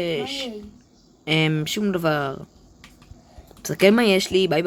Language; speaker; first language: Hebrew; native; Hebrew